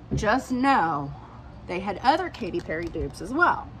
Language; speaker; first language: English; native; English